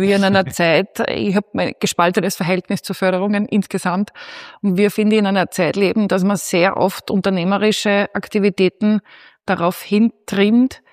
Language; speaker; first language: German; native; German